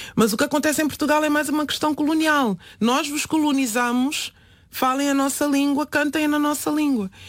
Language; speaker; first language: Portuguese; non-native, local second language; Upper Guinea Crioulo